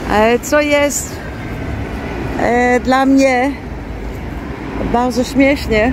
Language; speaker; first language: Polish; non-native, learner; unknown